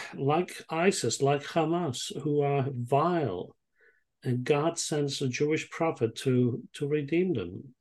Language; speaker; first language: English; non-native, fluent; Dutch